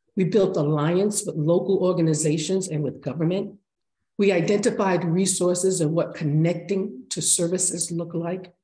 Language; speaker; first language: English; native; English